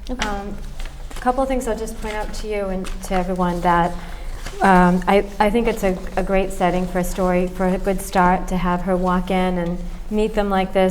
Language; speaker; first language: English; native; English